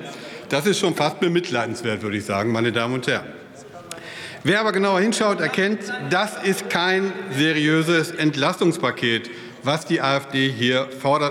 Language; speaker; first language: German; native; German